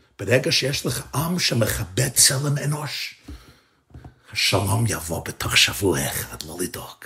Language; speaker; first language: Hebrew; non-native, fluent; English